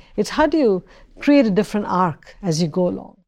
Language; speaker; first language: English; non-native, local second language; Tamil